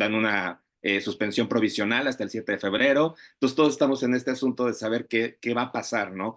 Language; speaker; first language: Spanish; native; Spanish